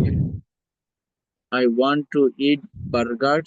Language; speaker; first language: English; non-native, learner; Bangla